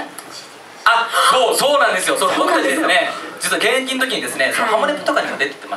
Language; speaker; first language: Japanese; native; Japanese